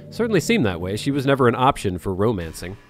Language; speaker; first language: English; native; English